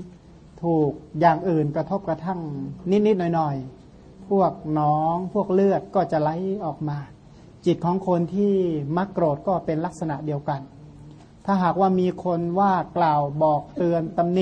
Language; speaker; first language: Thai; non-native, local second language; Khmer